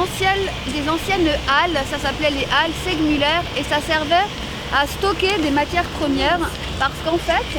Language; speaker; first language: French; native; French